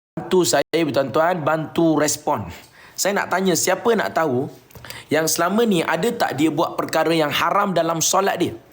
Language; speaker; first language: Malay; native; Malay